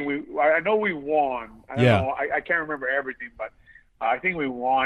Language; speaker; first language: English; native; English